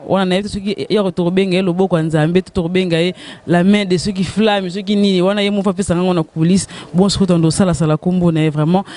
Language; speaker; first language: Lingala; native; Lingala